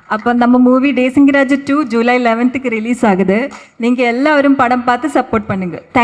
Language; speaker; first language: Tamil; non-native, learner; Malayalam